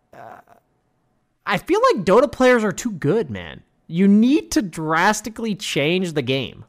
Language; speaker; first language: English; native; English